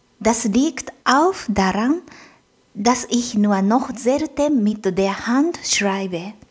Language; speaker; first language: German; non-native, fluent; Japanese